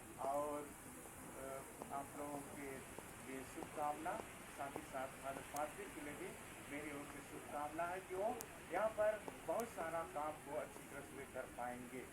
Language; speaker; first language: Hindi; native; Hindi